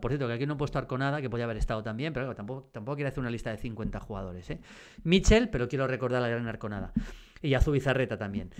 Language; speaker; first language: Spanish; native; Spanish